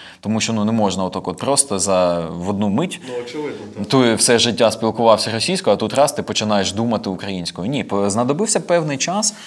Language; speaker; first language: Ukrainian; non-native, local second language; Russian